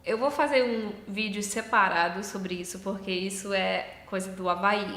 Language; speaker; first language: Portuguese; early bilingual, heritage; English